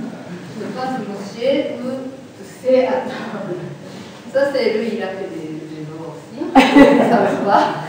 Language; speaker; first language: French; non-native, learner; Japanese